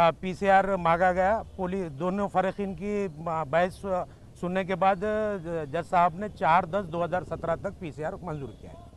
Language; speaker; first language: Urdu; native; Urdu